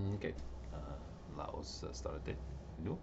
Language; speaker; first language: Norwegian; non-native, learner; English